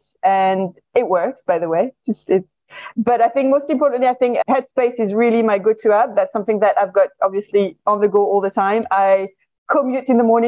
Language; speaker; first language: English; non-native, fluent; French